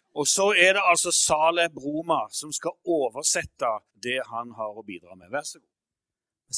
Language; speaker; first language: Norwegian; native; Norwegian